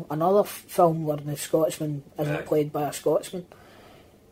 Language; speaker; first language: English; native; English